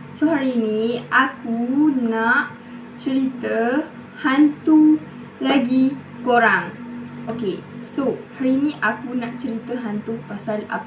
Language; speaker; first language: Malay; native; Malay